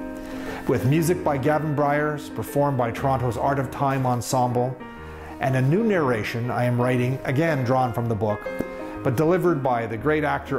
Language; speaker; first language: English; native; English